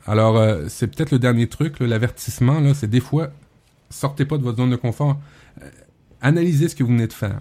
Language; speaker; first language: French; native; French